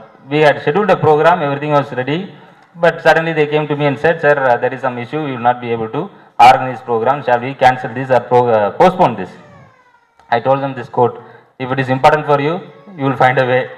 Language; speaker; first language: English; non-native, local second language; Tamil